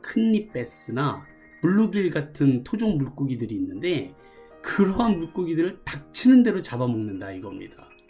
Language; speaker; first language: Korean; native; Korean